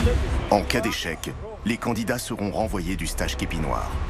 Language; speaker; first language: French; native; French